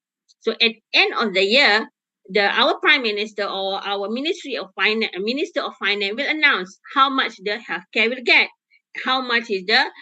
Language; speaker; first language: English; non-native, local second language; Malay